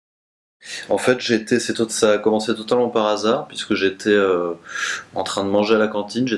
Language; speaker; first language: French; native; French